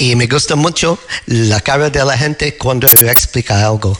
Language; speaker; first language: Spanish; non-native, learner; English